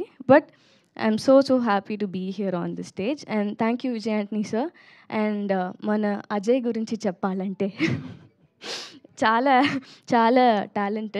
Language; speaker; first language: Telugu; non-native, learner; Tamil